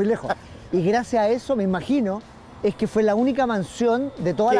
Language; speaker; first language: Spanish; native; Spanish